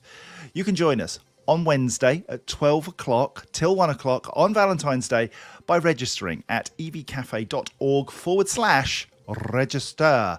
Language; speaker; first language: English; native; English